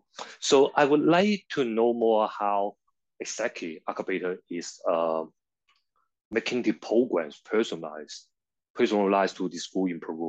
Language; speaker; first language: English; non-native, local second language; Cantonese